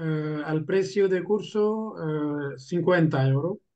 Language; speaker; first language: Spanish; non-native, fluent; Urdu